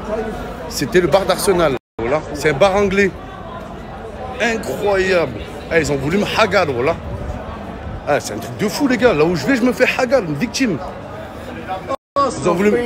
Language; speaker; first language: French; native; French